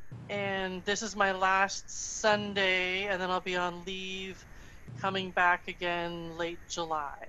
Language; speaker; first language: English; native; English